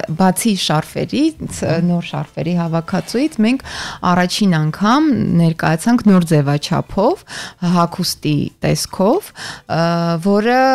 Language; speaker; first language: Armenian; native; Armenian